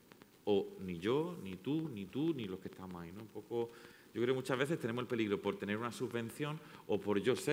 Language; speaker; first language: Spanish; native; Spanish